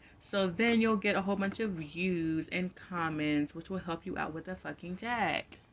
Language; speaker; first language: English; native; English